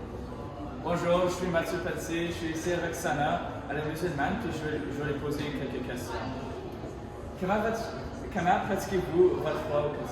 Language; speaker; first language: French; native; French